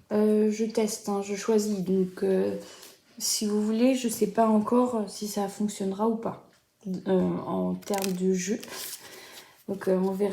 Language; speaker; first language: French; native; French